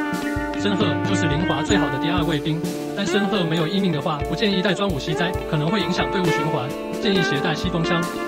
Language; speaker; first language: Chinese; native; Chinese